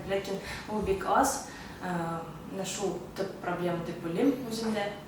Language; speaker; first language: Tatar; early bilingual, heritage; Tatar